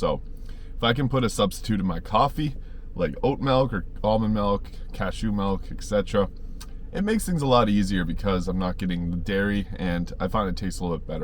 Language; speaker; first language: English; native; English